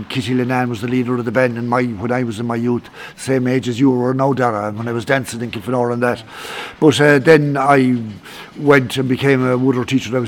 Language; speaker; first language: English; native; English